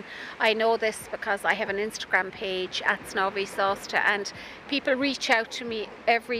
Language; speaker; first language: English; native; English